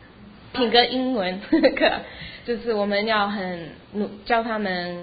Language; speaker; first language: Chinese; early bilingual, heritage; Chinese